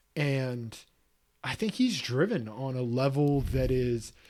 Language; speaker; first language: English; native; English